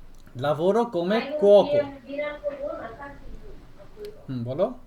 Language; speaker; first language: Italian; non-native, learner; Bangla